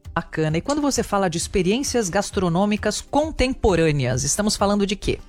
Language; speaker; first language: Portuguese; native; Portuguese